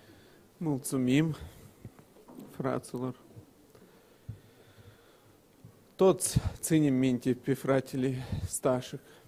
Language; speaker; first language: Romanian; non-native, local second language; Russian